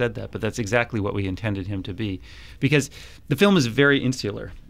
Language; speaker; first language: English; native; English